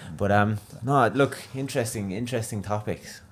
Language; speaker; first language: English; native; English